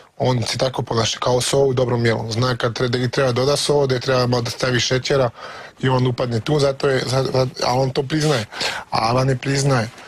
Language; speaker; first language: Bosnian; early bilingual, heritage; Serbian